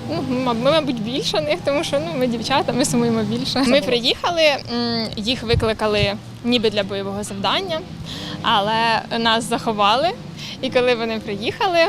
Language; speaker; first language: Ukrainian; native; Ukrainian